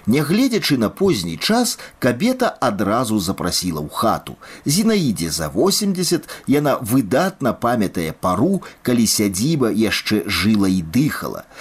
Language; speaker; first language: Belarusian; native; Belarusian